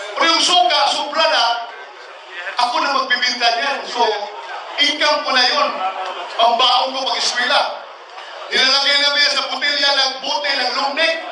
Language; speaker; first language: Filipino; non-native, local second language; Cebuano